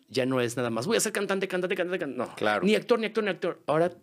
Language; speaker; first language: Spanish; native; Spanish